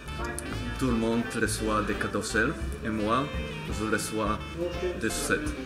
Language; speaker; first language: French; non-native, fluent; Bulgarian